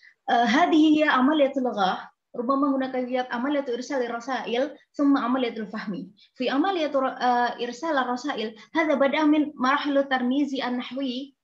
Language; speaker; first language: Arabic; non-native, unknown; Indonesian